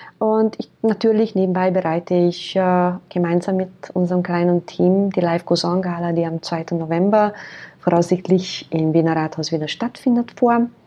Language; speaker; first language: German; non-native, fluent; Hungarian